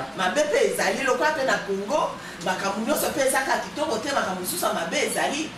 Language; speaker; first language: French; non-native, local second language; Lingala